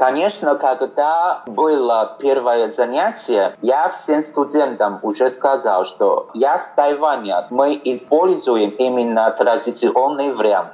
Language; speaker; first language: Russian; non-native, fluent; Chinese